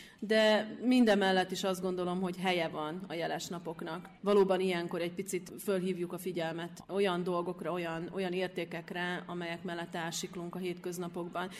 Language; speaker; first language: Hungarian; native; Hungarian